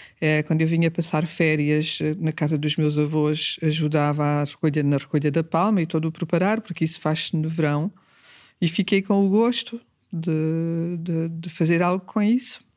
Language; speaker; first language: Portuguese; early bilingual, heritage; Portuguese